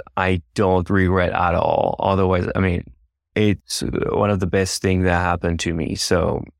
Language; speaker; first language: English; non-native, fluent; French